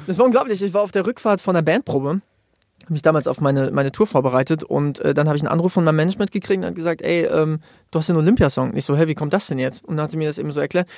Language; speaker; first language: German; native; German